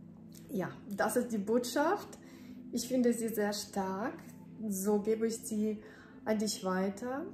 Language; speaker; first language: German; non-native, fluent; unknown